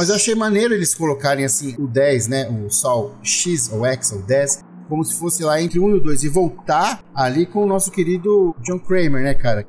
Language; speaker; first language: Portuguese; native; Portuguese